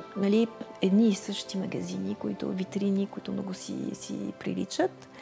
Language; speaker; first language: Bulgarian; non-native, fluent; French